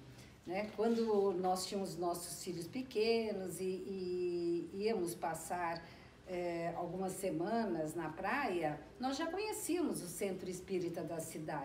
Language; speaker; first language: Portuguese; native; Portuguese